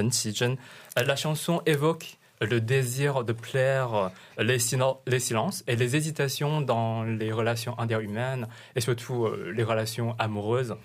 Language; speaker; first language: French; non-native, fluent; Chinese